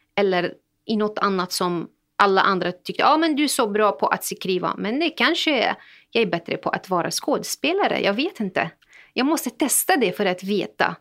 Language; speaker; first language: Swedish; non-native, fluent; Arabic